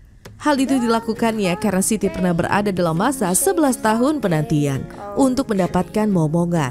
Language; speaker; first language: Indonesian; native; Indonesian